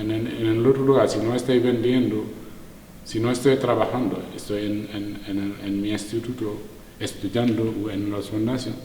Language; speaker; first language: Spanish; non-native, learner; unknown